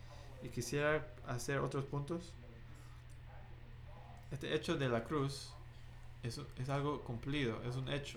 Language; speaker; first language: Spanish; non-native, fluent; English